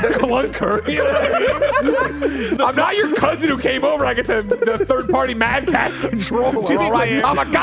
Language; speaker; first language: English; native; English